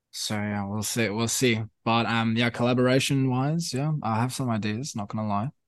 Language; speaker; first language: English; non-native, local second language; Afrikaans